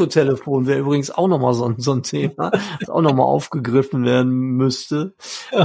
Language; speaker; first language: German; native; German